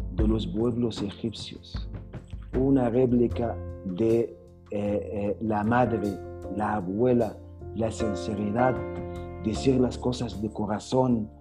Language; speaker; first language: Spanish; non-native, fluent; Arabic